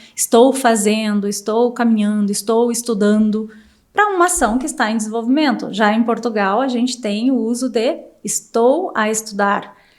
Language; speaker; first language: Portuguese; native; Portuguese